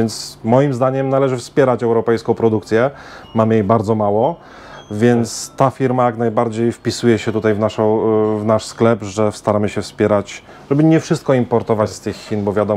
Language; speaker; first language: Polish; native; Polish